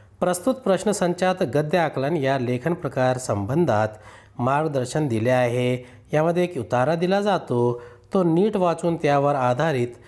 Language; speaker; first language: Marathi; non-native, local second language; Urdu